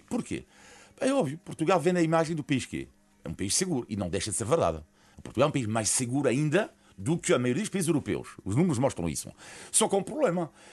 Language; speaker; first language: Portuguese; non-native, fluent; French